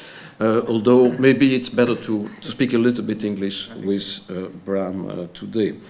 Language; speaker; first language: English; non-native, fluent; French